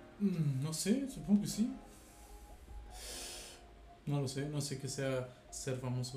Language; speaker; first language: Spanish; native; Spanish